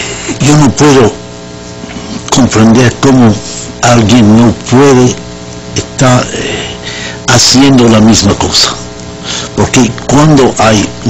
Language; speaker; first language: Spanish; non-native, learner; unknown